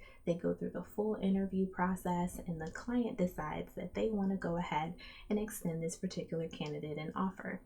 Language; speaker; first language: English; native; English